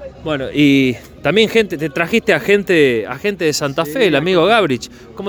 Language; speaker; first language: Spanish; native; Spanish